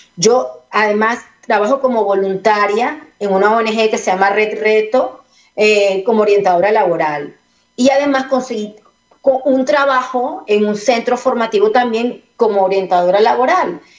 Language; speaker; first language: Spanish; native; Spanish